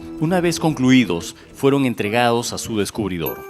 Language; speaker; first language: Spanish; native; Spanish